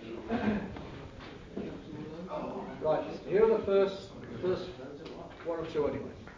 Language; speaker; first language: English; native; English